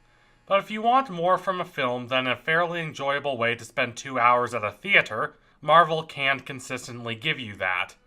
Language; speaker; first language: English; native; English